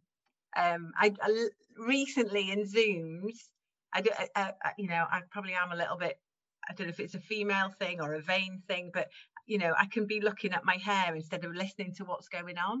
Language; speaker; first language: English; native; English